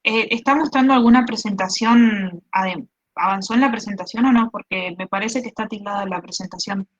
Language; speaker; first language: Spanish; native; Spanish